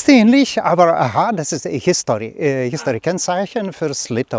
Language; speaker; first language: German; non-native, learner; Lithuanian